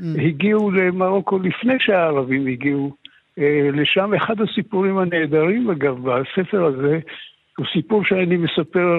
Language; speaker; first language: Hebrew; early bilingual, other home language; Arabic